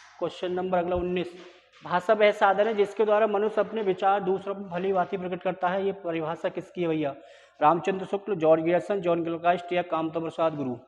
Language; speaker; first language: Hindi; native; Hindi